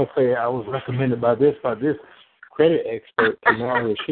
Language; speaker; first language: English; native; English